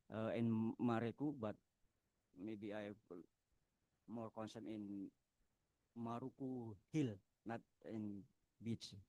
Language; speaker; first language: English; non-native, learner; Indonesian